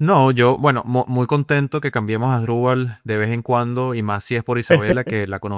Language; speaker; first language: Spanish; native; Spanish